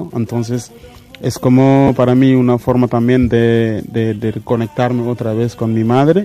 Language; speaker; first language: Spanish; non-native, fluent; Mandingo